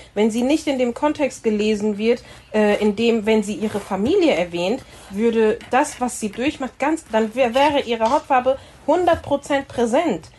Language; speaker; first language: German; native; German